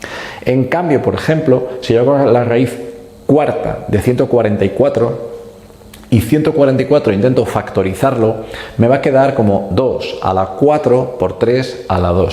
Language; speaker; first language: Spanish; native; Spanish